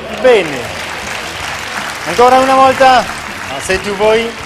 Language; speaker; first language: Italian; non-native, local second language; German